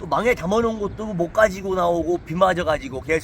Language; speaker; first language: Korean; native; Korean